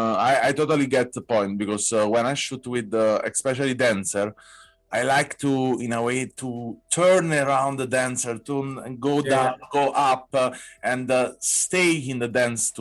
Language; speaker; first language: English; non-native, fluent; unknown